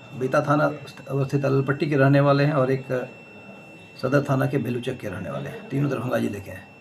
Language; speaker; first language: Hindi; native; Hindi